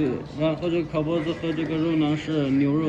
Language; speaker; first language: Chinese; non-native, local second language; Uyghur